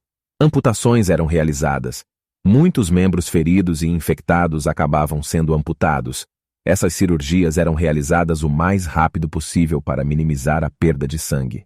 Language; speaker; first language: Portuguese; native; Portuguese